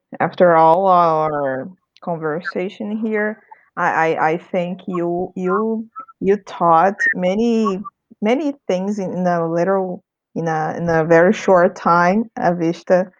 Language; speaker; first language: English; non-native, fluent; Portuguese